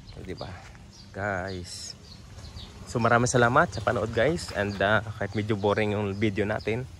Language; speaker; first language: Filipino; non-native, local second language; Hiligaynon